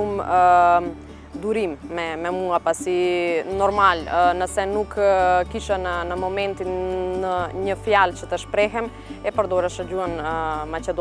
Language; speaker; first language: Albanian; non-native, local second language; Macedonian